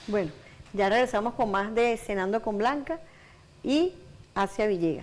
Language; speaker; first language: Spanish; native; Spanish